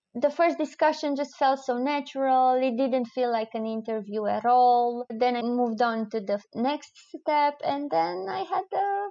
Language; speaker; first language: English; non-native, fluent; Romanian